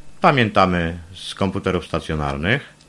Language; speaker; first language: Polish; native; Polish